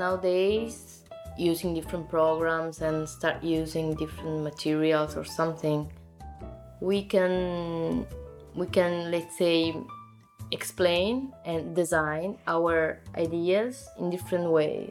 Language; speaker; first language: English; non-native, fluent; Italian